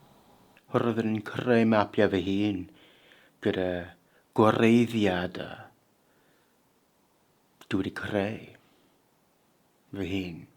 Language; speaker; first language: Welsh; non-native, fluent; English